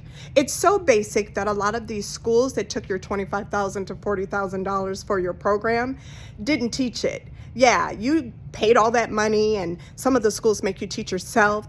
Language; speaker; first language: English; native; English